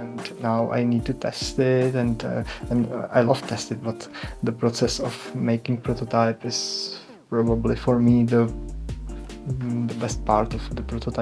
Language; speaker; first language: English; non-native, learner; Czech